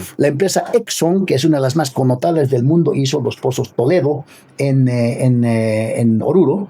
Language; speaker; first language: Spanish; native; Spanish